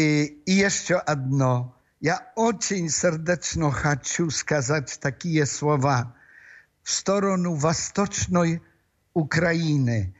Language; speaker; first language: Russian; non-native, fluent; Polish